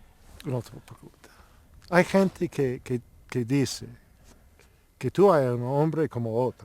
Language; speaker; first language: Spanish; non-native, learner; English